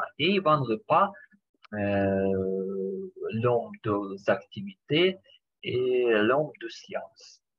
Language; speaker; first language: French; non-native, learner; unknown